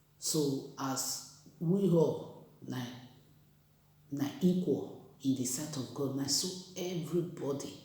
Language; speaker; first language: Nigerian Pidgin; non-native, local second language; Bini